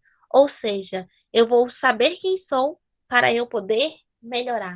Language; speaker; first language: Portuguese; native; Portuguese